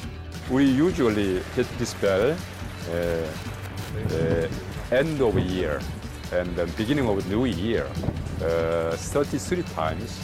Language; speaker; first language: English; non-native, learner; Korean